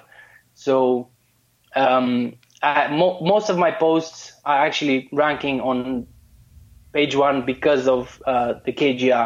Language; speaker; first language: English; non-native, fluent; Romanian